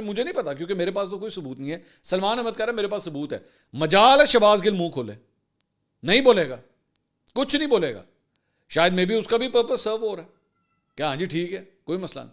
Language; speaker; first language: Urdu; native; Urdu